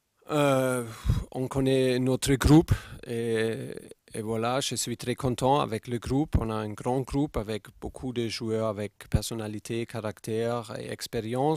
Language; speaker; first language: French; non-native, fluent; German